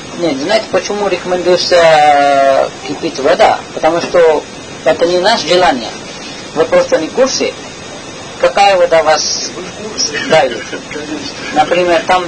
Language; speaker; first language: Russian; non-native, learner; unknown